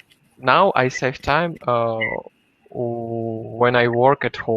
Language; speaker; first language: English; non-native, learner; Russian